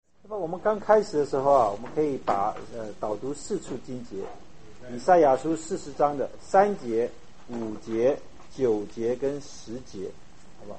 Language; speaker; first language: Chinese; native; Chinese